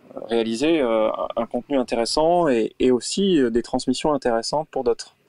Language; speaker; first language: French; native; French